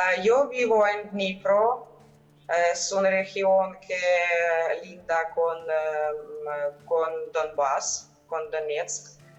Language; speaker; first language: Spanish; non-native, fluent; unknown